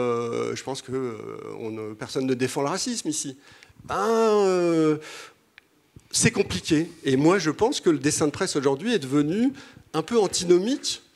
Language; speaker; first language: French; native; French